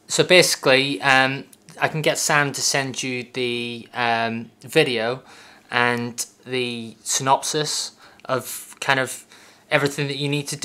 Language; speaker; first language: English; native; English